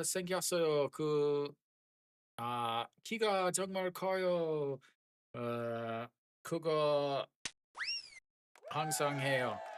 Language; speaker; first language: Korean; non-native, learner; English